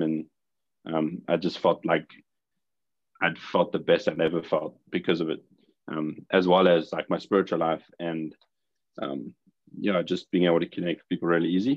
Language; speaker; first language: English; native; English